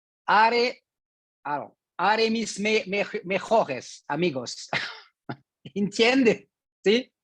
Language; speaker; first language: Spanish; non-native, learner; French